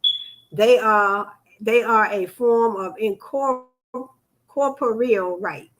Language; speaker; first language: English; native; English